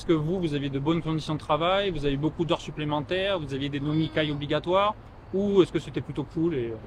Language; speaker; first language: French; native; French